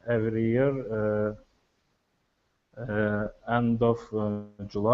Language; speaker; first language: English; non-native, learner; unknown